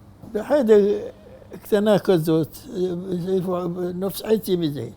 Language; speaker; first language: Hebrew; non-native, fluent; Arabic